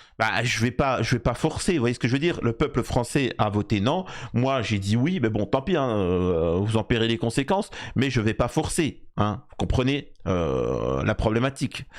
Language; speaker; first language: French; native; French